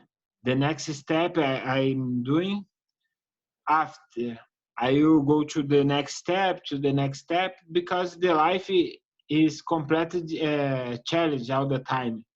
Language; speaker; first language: English; non-native, learner; Portuguese